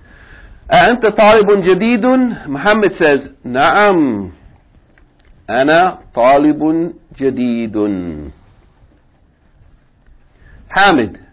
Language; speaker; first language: Arabic; non-native, fluent; English